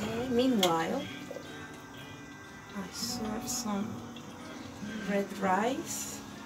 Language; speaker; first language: English; non-native, fluent; Spanish